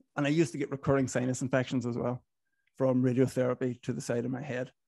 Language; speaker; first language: English; native; English